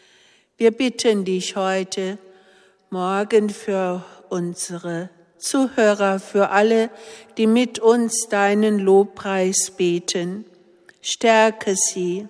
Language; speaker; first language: German; native; German